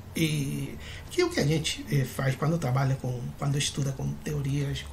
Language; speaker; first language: Portuguese; non-native, fluent; Spanish